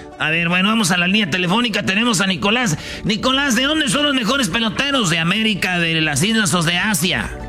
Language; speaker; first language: Spanish; native; Spanish